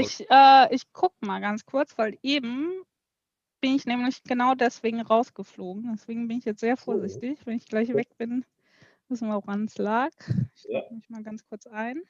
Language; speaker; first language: German; native; German